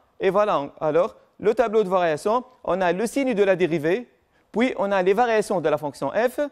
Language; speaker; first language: French; non-native, local second language; Arabic